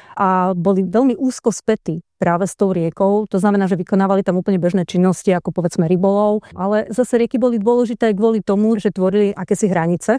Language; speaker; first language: Slovak; native; Slovak